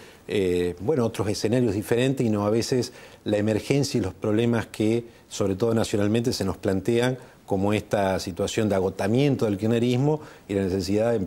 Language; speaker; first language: Spanish; native; Spanish